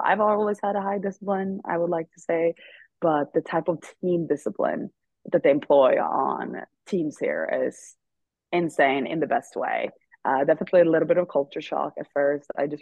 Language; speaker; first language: English; non-native, fluent; Swedish